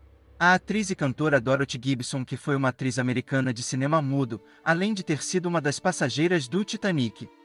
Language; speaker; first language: Portuguese; native; Portuguese